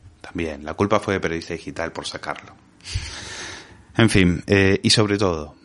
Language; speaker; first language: Spanish; native; Spanish